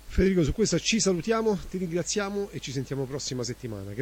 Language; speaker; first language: Italian; native; Italian